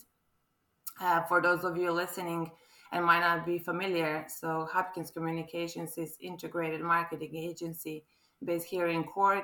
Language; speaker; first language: English; non-native, fluent; Croatian